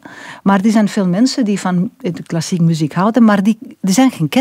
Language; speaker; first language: Dutch; non-native, local second language; French